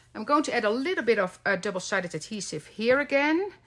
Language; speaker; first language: English; non-native, fluent; Dutch